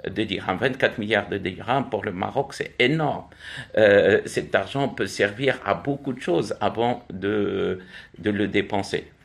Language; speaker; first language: French; non-native, local second language; Arabic